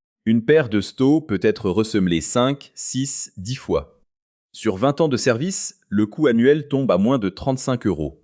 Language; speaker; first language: French; native; French